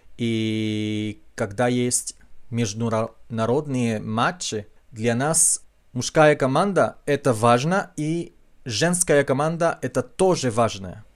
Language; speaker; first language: Russian; non-native, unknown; Spanish